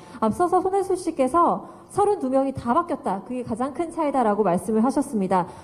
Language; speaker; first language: Korean; native; Korean